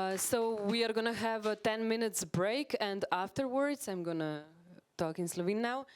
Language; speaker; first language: English; non-native, fluent; Slovenian